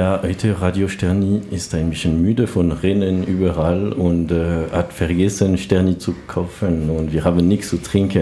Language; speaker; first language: German; non-native, learner; French